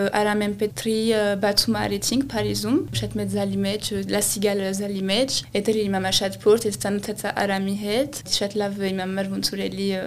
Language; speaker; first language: Armenian; early bilingual, heritage; Armenian